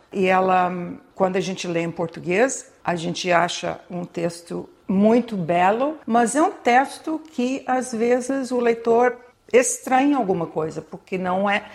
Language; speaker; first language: Portuguese; non-native, fluent; English